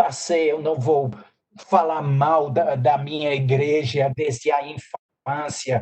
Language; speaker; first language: Portuguese; non-native, fluent; English